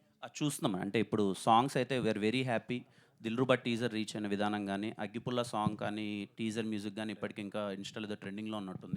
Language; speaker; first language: Telugu; native; Telugu